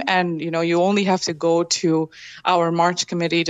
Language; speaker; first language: English; non-native, local second language; Bangla